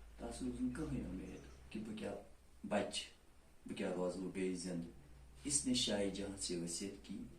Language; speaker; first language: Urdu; non-native, local second language; Kashmiri